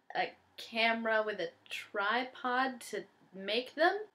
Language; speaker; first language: English; native; English